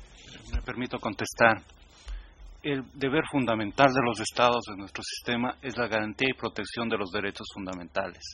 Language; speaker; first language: Spanish; native; Spanish